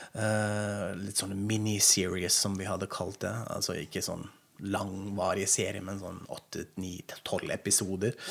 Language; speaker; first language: Norwegian; non-native, fluent; German